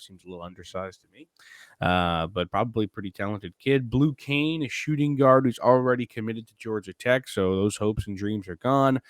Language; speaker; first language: English; native; English